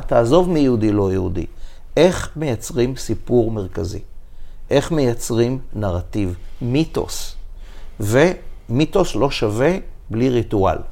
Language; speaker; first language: Hebrew; native; Hebrew